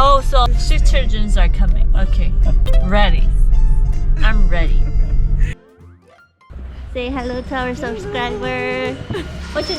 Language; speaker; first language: English; non-native, learner; Korean